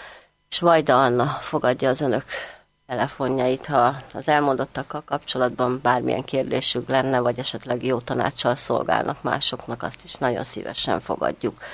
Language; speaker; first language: Hungarian; native; Hungarian